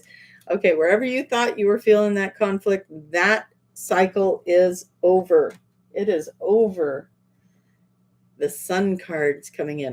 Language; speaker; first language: English; native; English